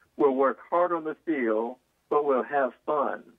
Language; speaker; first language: English; native; English